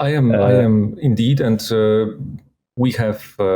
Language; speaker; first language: English; non-native, fluent; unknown